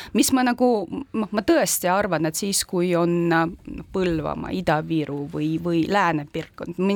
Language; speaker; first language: Estonian; non-native, local second language; Russian